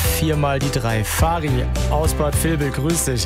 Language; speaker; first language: German; native; German